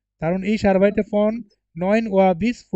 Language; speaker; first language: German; non-native, fluent; Bangla